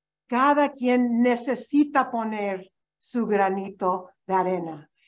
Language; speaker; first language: Spanish; early bilingual, heritage; Spanish